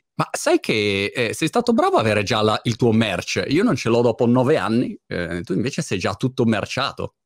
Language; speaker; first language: Italian; native; Italian